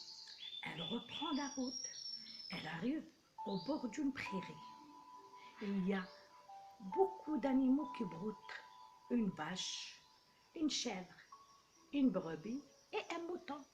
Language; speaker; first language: French; non-native, local second language; Arabic